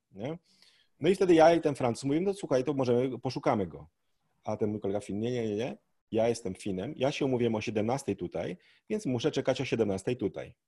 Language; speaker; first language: Polish; native; Polish